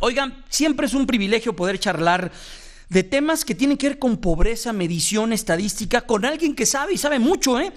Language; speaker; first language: Spanish; native; Spanish